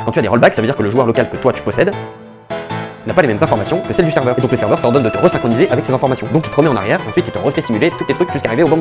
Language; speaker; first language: French; native; French